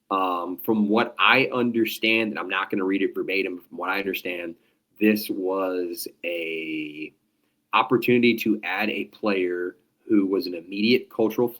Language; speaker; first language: English; native; English